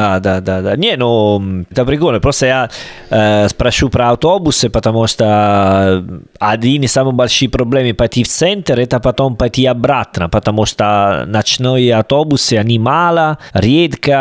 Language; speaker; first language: Russian; non-native, learner; Italian